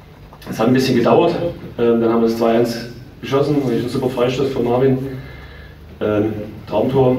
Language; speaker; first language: German; native; German